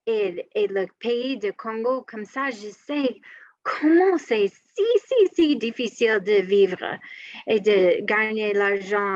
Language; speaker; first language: French; non-native, learner; English